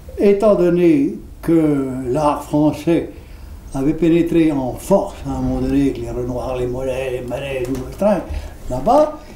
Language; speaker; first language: French; native; French